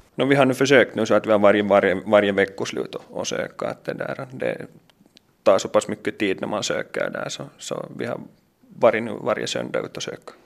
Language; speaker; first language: Swedish; native; Swedish